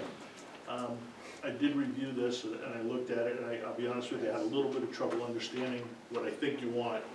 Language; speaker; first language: English; native; English